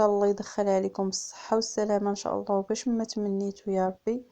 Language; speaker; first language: Arabic; native; Arabic